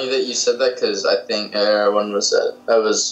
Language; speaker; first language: English; native; English